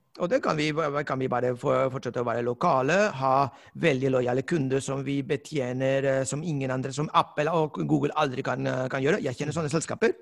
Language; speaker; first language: Norwegian; non-native, fluent; Spanish